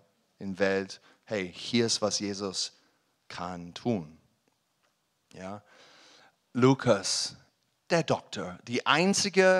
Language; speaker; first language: German; non-native, learner; English